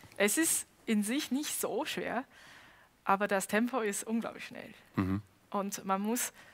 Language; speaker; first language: German; non-native, fluent; Chinese